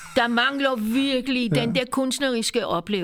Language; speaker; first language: Danish; non-native, fluent; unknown